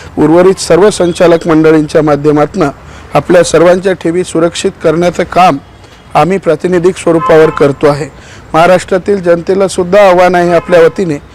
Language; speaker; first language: Marathi; native; Marathi